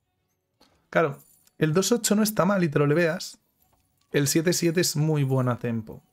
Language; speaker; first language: Spanish; native; Spanish